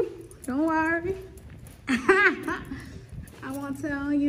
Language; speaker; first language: English; native; English